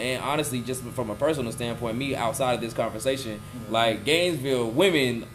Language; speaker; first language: English; native; English